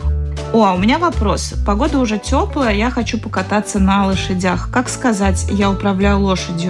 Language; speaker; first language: Russian; native; Russian